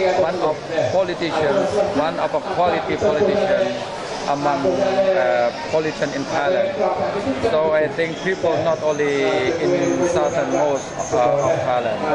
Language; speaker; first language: English; non-native, learner; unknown